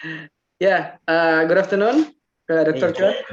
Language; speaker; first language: English; non-native, fluent; Indonesian